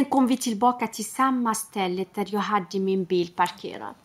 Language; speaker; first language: Swedish; non-native, fluent; Arabic